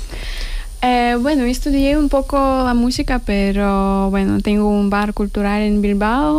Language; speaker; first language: Spanish; native; Spanish